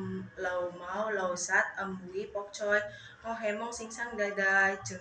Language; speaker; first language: Cantonese; non-native, learner; Indonesian